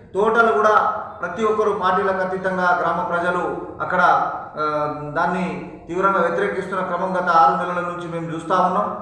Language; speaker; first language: Telugu; non-native, local second language; Lambadi